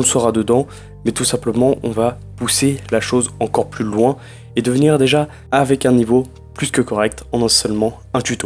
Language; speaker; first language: French; native; French